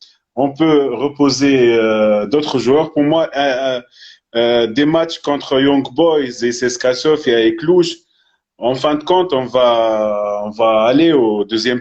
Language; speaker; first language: French; non-native, fluent; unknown